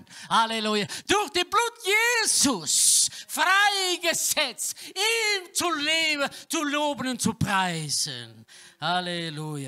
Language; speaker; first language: German; non-native, learner; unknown